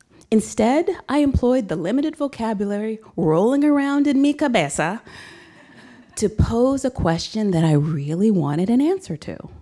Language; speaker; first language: English; native; English